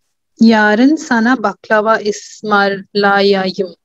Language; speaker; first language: Turkish; non-native, learner; Urdu